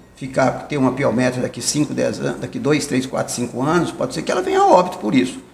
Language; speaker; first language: Portuguese; native; Portuguese